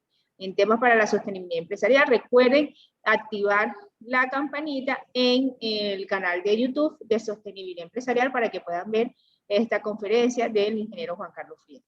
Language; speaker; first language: Spanish; native; Spanish